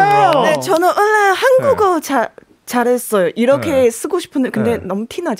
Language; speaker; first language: Korean; non-native, learner; Chinese